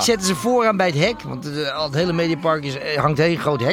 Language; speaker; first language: Dutch; native; Dutch